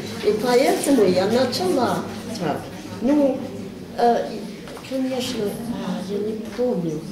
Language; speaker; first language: Russian; non-native, learner; English